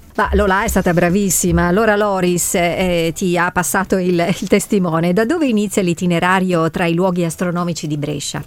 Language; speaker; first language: Italian; native; Italian